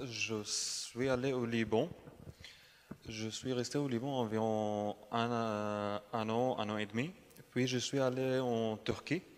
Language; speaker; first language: French; non-native, fluent; Arabic